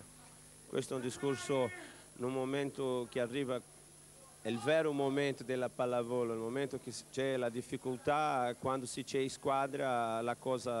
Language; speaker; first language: Italian; non-native, fluent; Portuguese